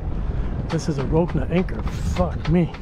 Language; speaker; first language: English; native; English